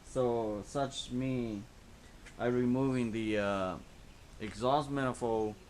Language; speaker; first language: English; non-native, fluent; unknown